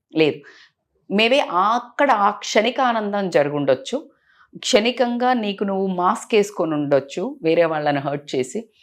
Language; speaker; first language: Telugu; native; Telugu